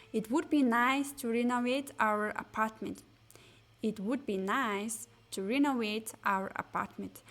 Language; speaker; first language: English; non-native, fluent; Mongolian